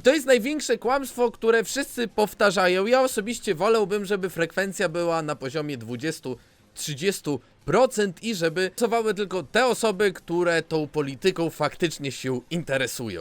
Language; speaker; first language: Polish; native; Polish